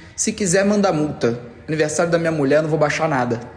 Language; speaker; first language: Portuguese; native; Portuguese